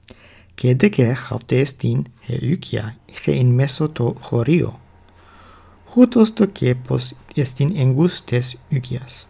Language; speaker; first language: Greek; non-native, learner; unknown